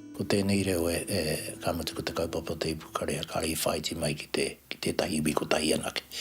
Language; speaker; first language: Māori; native; Māori